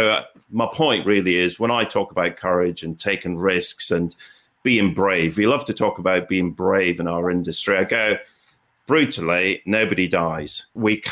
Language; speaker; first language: English; native; English